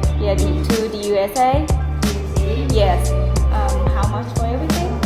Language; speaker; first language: English; non-native, learner; Thai